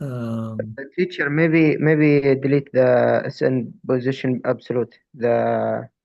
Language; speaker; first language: English; non-native, fluent; Arabic